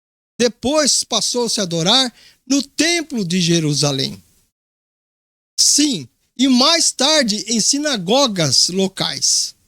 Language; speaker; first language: Portuguese; native; Portuguese